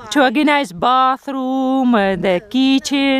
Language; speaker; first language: English; non-native, learner; Russian